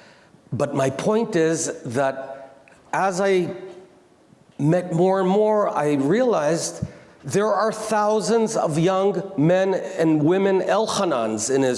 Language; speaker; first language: English; non-native, local second language; Hebrew